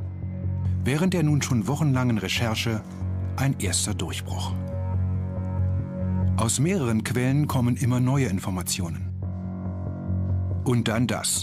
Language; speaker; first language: German; native; German